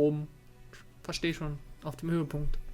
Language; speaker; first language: German; native; German